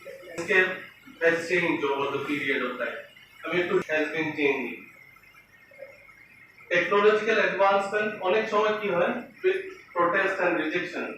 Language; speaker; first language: English; non-native, local second language; Bangla